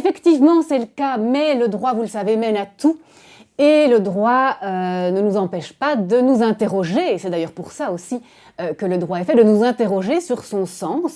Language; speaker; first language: French; native; French